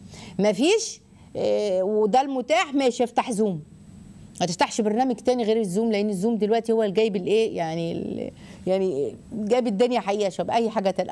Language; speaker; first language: Arabic; native; Arabic